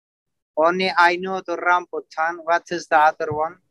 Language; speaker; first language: English; non-native, learner; Turkish